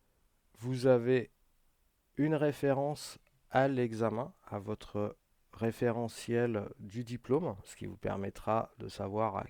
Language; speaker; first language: French; native; French